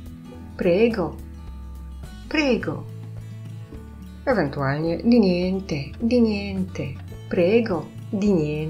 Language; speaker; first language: Italian; non-native, fluent; Polish